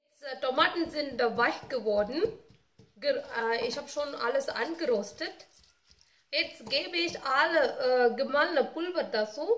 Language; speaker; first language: German; non-native, learner; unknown